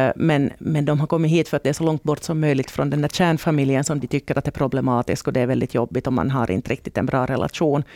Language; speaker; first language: Swedish; native; Swedish